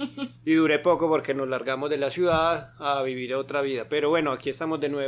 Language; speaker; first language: Spanish; native; Spanish